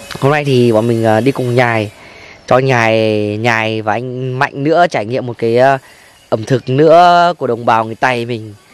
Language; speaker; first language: Vietnamese; non-native, local second language; Tày